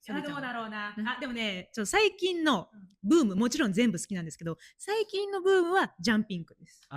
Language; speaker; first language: Japanese; native; Japanese